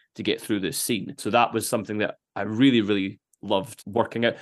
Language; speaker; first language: English; native; English